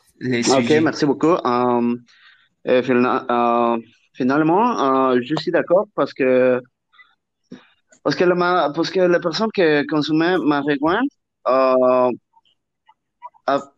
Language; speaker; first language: French; non-native, learner; Spanish